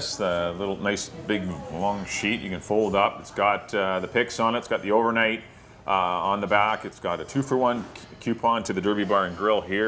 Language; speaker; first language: English; native; English